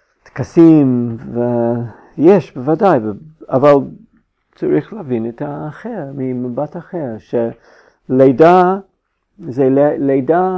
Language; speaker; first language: Hebrew; non-native, fluent; English